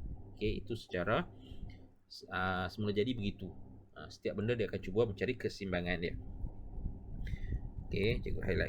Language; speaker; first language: Malay; native; Malay